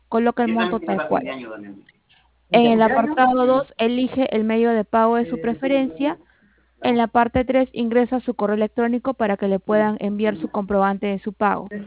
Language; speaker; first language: Spanish; native; Spanish